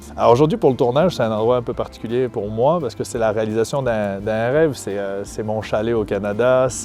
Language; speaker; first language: French; native; French